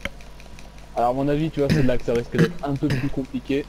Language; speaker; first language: French; native; French